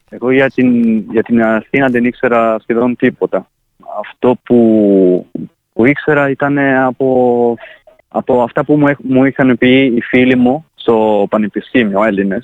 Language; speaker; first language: Greek; non-native, fluent; Italian